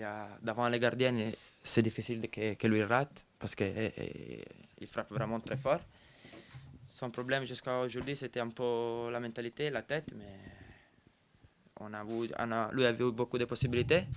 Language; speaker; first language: French; non-native, fluent; Italian